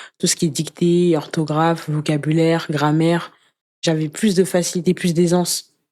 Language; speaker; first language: French; early bilingual, other home language; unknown